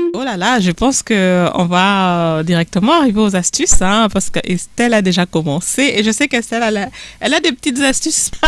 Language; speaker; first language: French; native; French